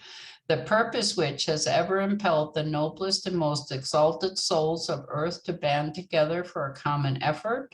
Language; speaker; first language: English; native; English